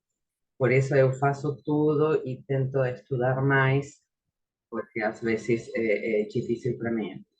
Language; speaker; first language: Portuguese; non-native, learner; Spanish